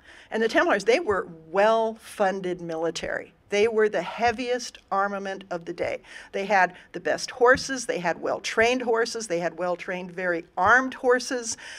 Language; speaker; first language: English; native; English